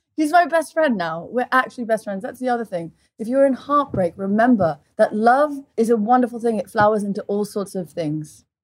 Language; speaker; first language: English; early bilingual, other home language; Portuguese